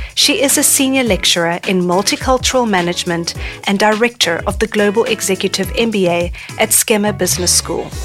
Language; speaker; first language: English; native; English